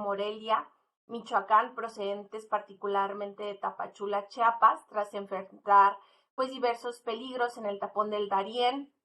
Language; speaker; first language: Spanish; native; Spanish